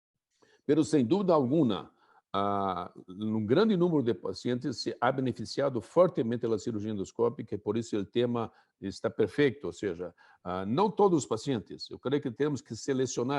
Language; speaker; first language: Portuguese; non-native, fluent; Spanish